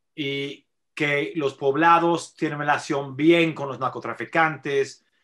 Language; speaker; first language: Spanish; non-native, fluent; English